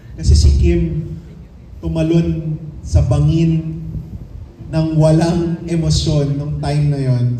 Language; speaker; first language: Filipino; native; Filipino